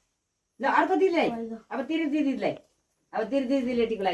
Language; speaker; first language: Nepali; native; Nepali